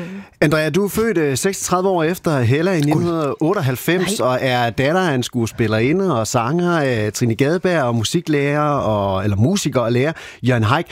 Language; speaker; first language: Danish; native; Danish